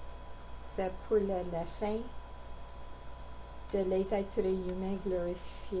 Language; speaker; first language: French; non-native, learner; English